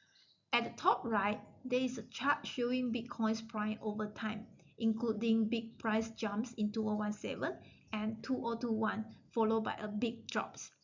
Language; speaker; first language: English; non-native, local second language; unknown